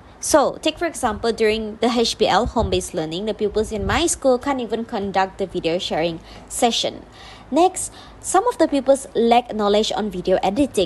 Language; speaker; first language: English; non-native, local second language; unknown